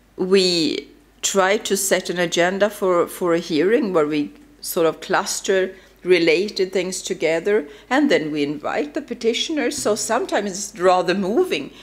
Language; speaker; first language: English; non-native, fluent; Swedish